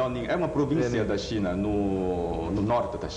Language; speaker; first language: Portuguese; non-native, fluent; Chinese